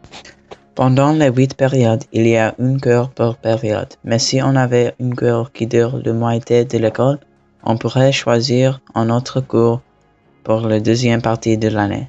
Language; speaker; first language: French; non-native, learner; English